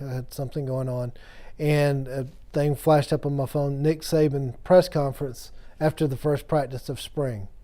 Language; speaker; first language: English; native; English